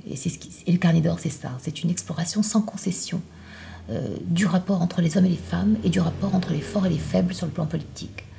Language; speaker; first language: French; non-native, local second language; Arabic